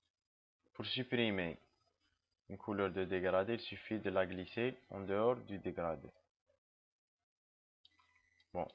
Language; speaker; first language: French; non-native, local second language; Arabic